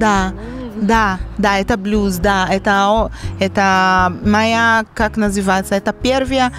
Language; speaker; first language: Russian; non-native, learner; Portuguese